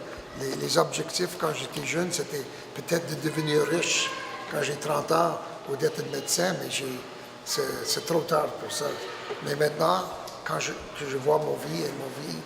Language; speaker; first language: French; non-native, local second language; English